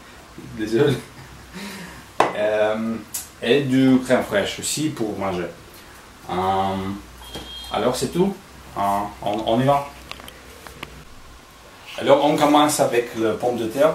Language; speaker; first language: French; non-native, learner; Russian